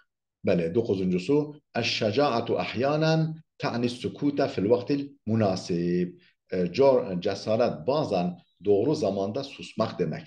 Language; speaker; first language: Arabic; non-native, fluent; Kurdish